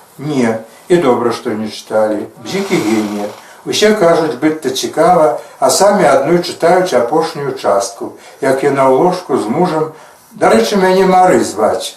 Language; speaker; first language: Belarusian; native; Belarusian